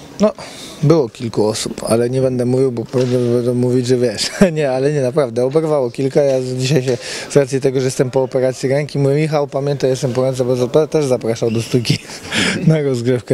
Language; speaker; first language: Polish; native; Polish